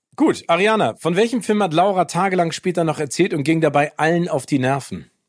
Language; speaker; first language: German; early bilingual, other home language; English